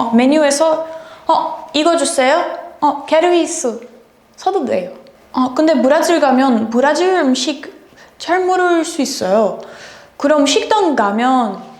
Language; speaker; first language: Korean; non-native, learner; Portuguese